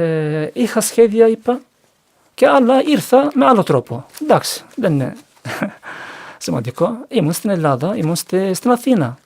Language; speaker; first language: Greek; non-native, learner; Turkish